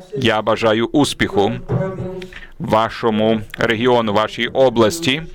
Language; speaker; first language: Ukrainian; non-native, fluent; Azerbaijani